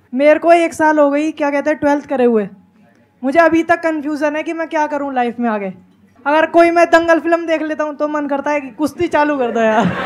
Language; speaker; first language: Hindi; native; Hindi